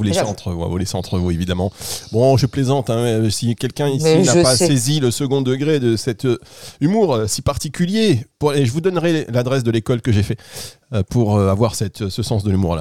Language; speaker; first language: French; native; French